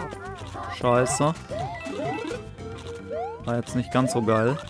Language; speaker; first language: German; native; German